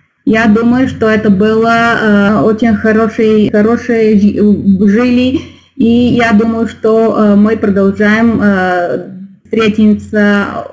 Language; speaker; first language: Russian; non-native, learner; Bulgarian